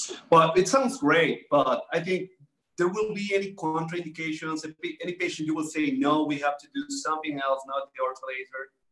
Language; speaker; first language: English; non-native, fluent; Spanish